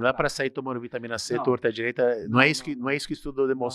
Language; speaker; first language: Portuguese; native; Portuguese